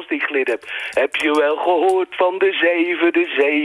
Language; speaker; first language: Dutch; native; Dutch